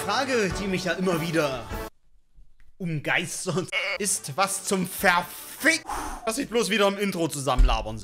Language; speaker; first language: German; native; German